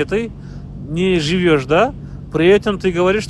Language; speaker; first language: Russian; non-native, local second language; Kazakh